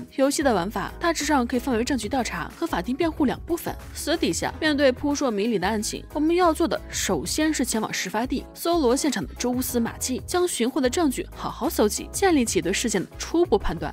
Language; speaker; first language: Chinese; native; Chinese